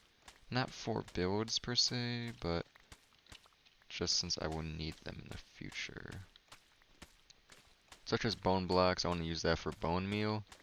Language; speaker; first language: English; native; English